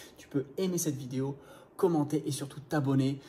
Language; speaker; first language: French; non-native, fluent; English